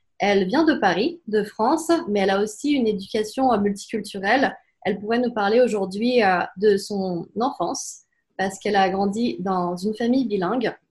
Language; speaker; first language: French; native; French